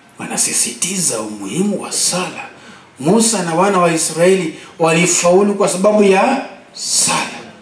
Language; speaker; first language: Swahili; non-native, local second language; Luo (Kenya and Tanzania)